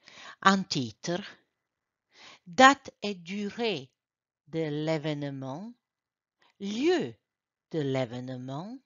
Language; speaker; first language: French; non-native, fluent; Croatian